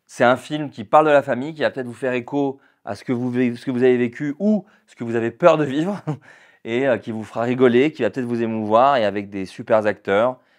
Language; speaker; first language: French; native; French